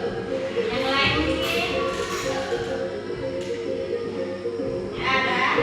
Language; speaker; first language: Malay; non-native, local second language; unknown